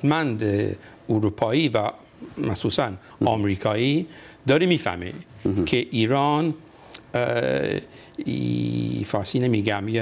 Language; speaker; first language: Persian; non-native, fluent; English